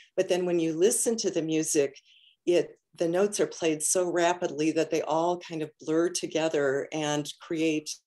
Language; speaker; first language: English; native; English